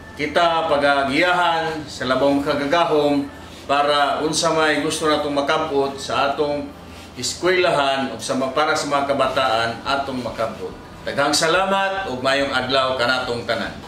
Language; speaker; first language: Cebuano; native; Cebuano